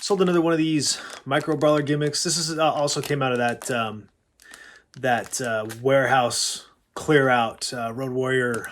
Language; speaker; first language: English; native; English